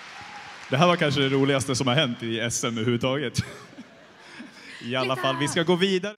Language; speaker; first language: Swedish; native; Swedish